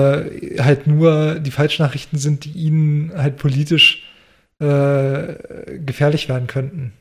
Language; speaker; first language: German; native; German